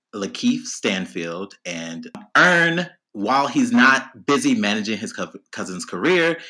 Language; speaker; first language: English; native; English